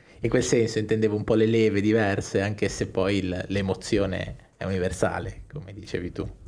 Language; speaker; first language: Italian; native; Italian